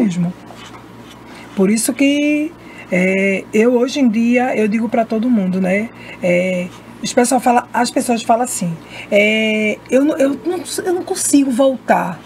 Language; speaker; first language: Portuguese; native; Portuguese